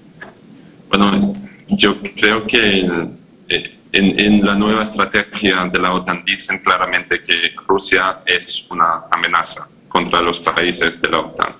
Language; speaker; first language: Spanish; non-native, fluent; English